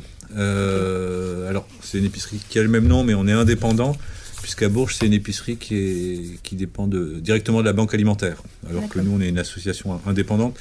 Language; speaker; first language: French; native; French